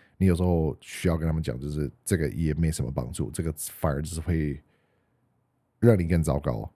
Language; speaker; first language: Chinese; non-native, fluent; English